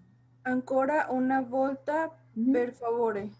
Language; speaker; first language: Italian; non-native, learner; Spanish